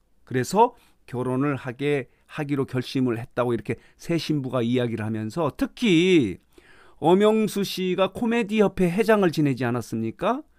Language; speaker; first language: Korean; native; Korean